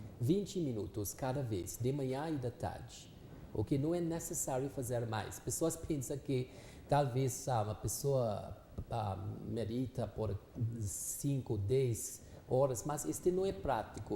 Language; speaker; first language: Portuguese; non-native, fluent; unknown